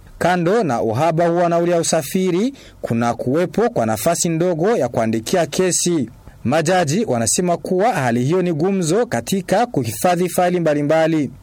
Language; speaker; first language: Swahili; non-native, local second language; Rundi